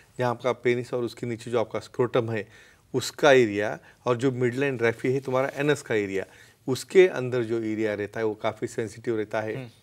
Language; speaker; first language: Hindi; non-native, local second language; Marathi